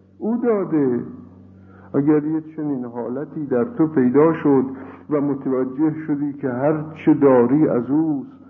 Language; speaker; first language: Persian; native; Persian